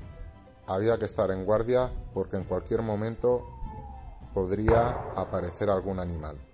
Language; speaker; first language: Spanish; native; Spanish